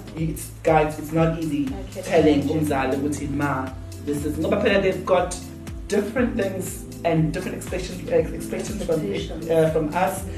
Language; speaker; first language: English; non-native, local second language; Zulu